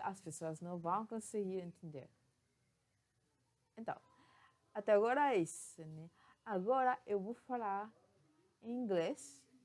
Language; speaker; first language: Portuguese; non-native, fluent; Spanish